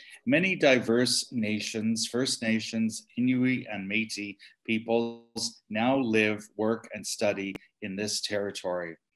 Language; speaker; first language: English; native; English